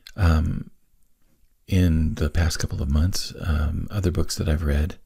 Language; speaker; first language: English; native; English